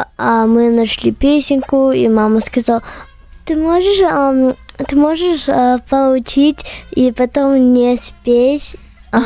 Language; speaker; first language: Russian; early bilingual, heritage; English